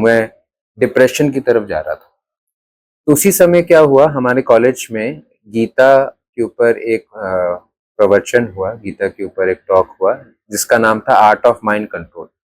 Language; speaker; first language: Hindi; native; Hindi